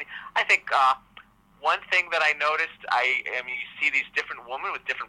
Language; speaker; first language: English; native; English